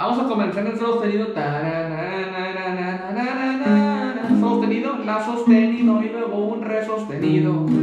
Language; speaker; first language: Spanish; native; Spanish